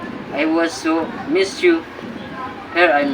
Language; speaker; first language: English; non-native, learner; Cebuano